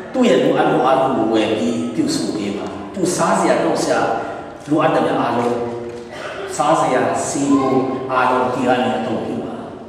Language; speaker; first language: Burmese; non-native, local second language; Tedim Chin